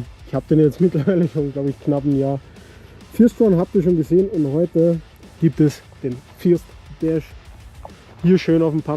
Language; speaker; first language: German; native; German